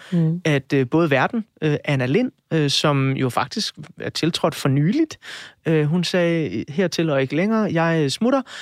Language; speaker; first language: Danish; native; Danish